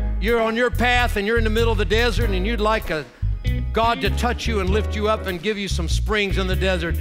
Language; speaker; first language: English; native; English